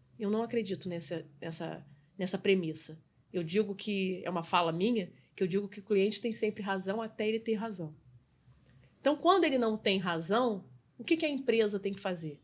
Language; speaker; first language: Portuguese; native; Portuguese